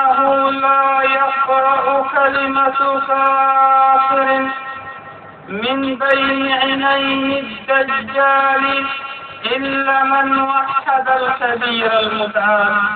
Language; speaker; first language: Arabic; native; Arabic